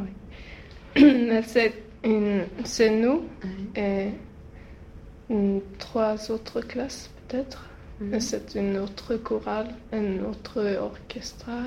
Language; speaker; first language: French; non-native, learner; Swedish